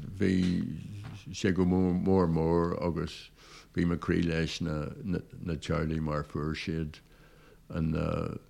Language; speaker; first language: Irish; non-native, local second language; English